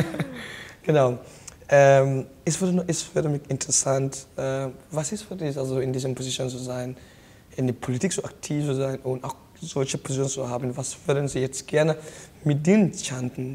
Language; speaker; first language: German; non-native, learner; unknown